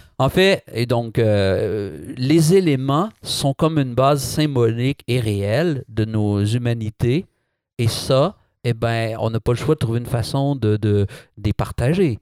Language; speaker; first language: French; native; French